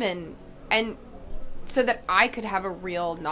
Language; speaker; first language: English; native; English